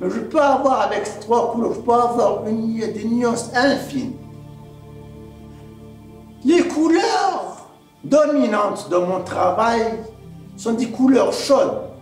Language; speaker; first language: French; non-native, local second language; Arabic